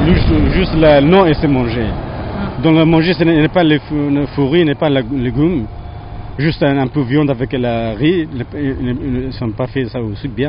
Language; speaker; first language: French; non-native, learner; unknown